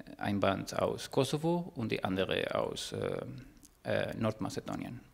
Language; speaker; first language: German; non-native, fluent; Spanish